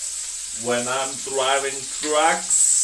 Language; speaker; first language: English; non-native, learner; Danish